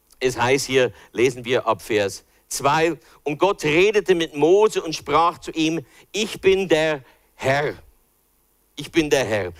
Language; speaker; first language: German; early bilingual, other home language; English